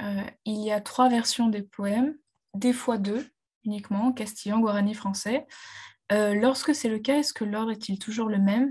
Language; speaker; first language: French; native; French